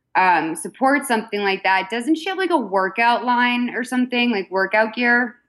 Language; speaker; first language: English; native; English